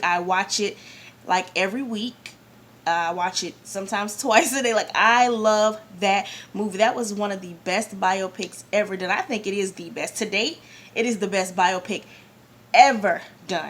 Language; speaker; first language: English; native; English